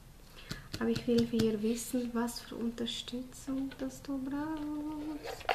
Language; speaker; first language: German; non-native, fluent; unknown